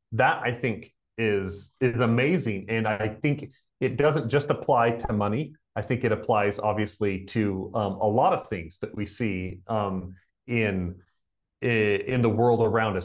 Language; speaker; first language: English; native; English